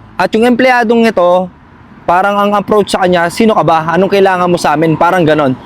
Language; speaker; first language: Filipino; native; Filipino